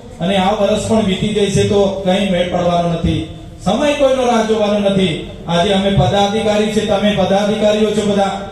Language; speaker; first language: Gujarati; non-native, local second language; Vasavi